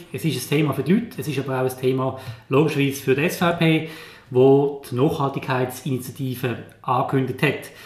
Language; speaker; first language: German; native; German